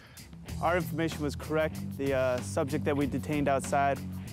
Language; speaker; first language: English; native; English